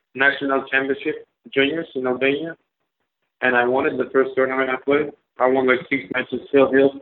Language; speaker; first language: English; early bilingual, other home language; Albanian